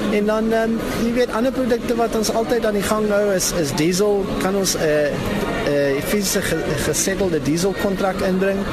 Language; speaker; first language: Afrikaans; non-native, local second language; English